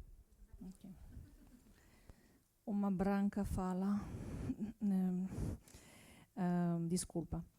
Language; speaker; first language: Portuguese; non-native, learner; French